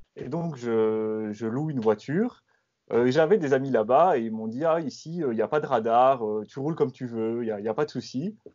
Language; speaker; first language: French; native; French